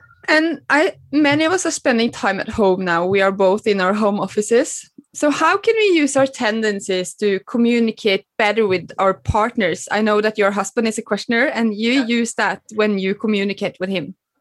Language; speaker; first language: English; non-native, fluent; Norwegian